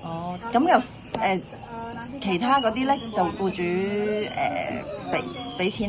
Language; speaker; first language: Cantonese; native; Cantonese